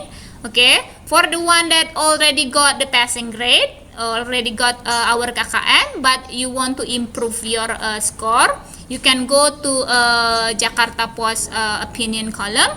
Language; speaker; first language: English; non-native, fluent; Indonesian